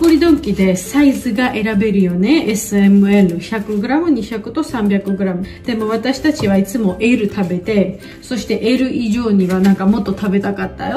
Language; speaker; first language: Japanese; non-native, learner; Georgian